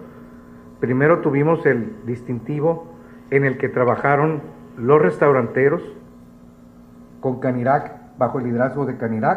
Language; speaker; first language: Spanish; native; Spanish